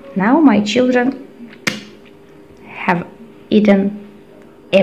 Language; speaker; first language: English; non-native, fluent; Russian